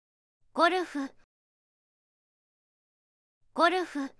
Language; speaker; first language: Japanese; native; Japanese